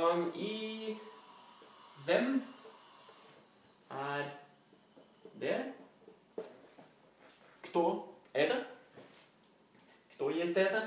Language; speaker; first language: Russian; non-native, learner; Norwegian